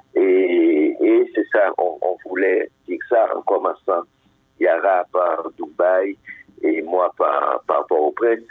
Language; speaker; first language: French; non-native, local second language; Haitian Creole